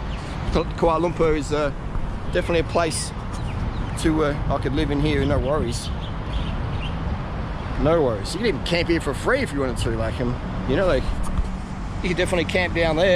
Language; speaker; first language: English; native; English